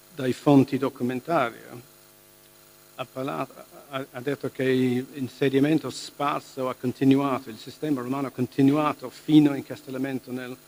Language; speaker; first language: Italian; non-native, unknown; English